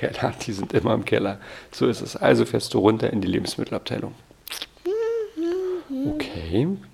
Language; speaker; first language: German; native; German